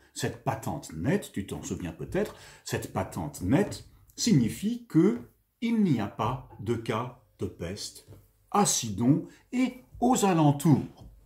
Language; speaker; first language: French; native; French